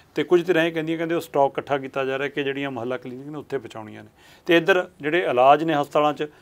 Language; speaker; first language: Punjabi; native; Punjabi